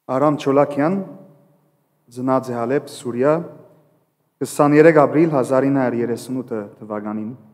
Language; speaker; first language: Armenian; early bilingual, heritage; Armenian